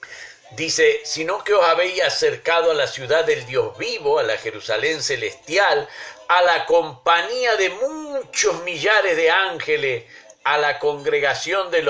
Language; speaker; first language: Spanish; native; Spanish